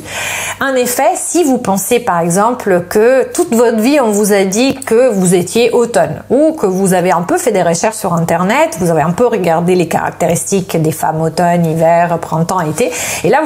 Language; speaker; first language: French; non-native, fluent; Italian